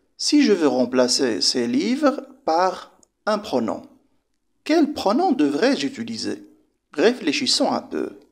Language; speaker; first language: French; non-native, local second language; Arabic